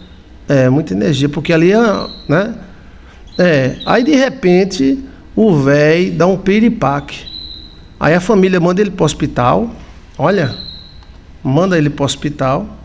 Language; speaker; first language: Portuguese; native; Portuguese